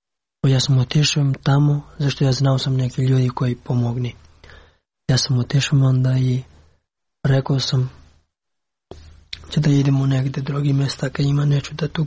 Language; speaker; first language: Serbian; non-native, learner; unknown